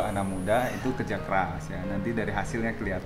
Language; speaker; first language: Indonesian; native; Indonesian